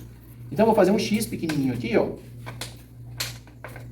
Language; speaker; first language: Portuguese; native; Portuguese